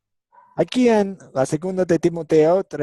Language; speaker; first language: Spanish; non-native, fluent; English